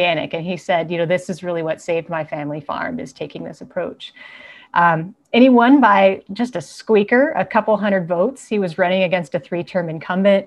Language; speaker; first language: English; native; English